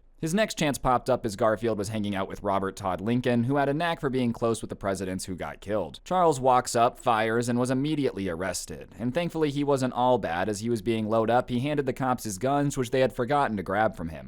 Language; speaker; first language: English; native; English